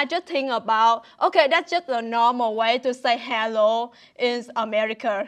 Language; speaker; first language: English; non-native, learner; Vietnamese